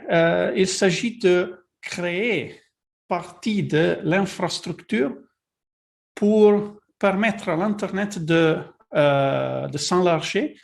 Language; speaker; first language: French; non-native, learner; Italian